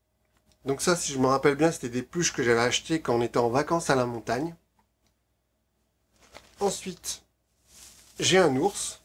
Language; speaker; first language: French; native; French